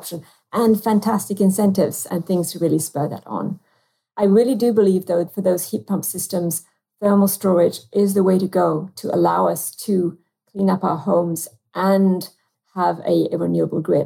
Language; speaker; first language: English; native; English